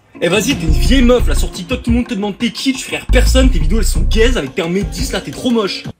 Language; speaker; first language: French; native; French